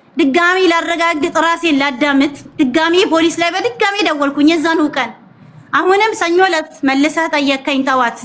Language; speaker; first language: Amharic; native; Amharic